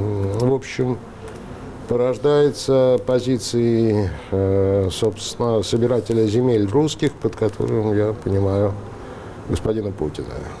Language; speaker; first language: Russian; native; Russian